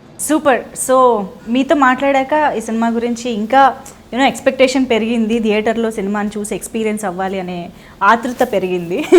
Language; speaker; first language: Telugu; native; Telugu